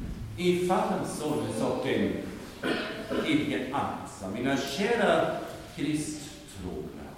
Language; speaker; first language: Swedish; non-native, fluent; German